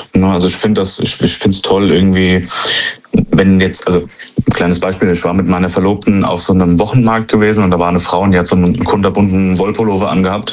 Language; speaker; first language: German; native; German